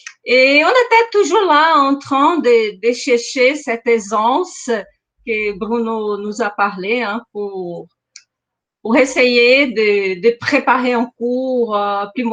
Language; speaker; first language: French; non-native, fluent; Portuguese